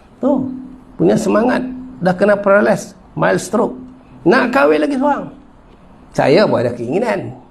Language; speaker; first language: Malay; native; Malay